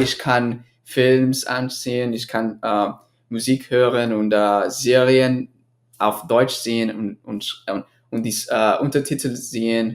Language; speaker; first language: German; non-native, fluent; English